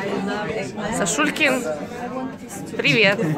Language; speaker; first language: Russian; native; Russian